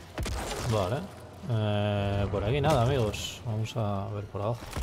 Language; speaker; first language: Spanish; native; Spanish